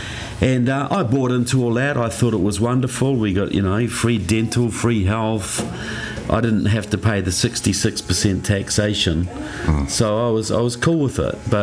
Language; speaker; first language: English; native; English